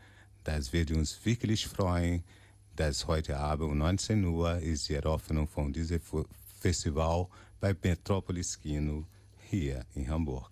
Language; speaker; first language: German; non-native, learner; Portuguese